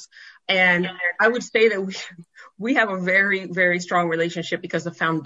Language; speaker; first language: English; native; English